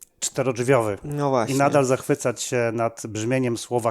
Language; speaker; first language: Polish; native; Polish